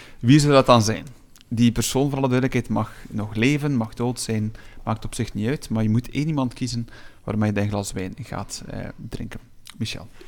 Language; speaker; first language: Dutch; native; Dutch